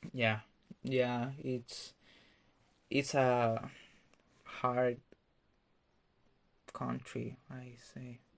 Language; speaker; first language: English; non-native, fluent; Spanish